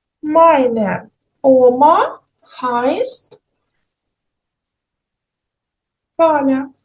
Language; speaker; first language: German; non-native, fluent; Ukrainian